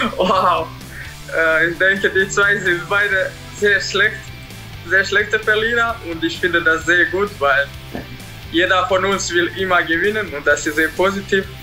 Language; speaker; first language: German; non-native, fluent; Serbian